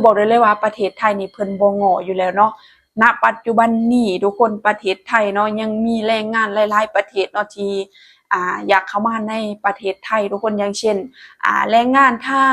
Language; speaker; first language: Thai; non-native, local second language; Northeastern Thai